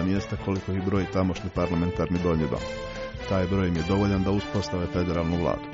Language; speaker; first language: Croatian; native; Croatian